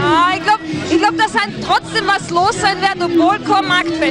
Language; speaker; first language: German; native; German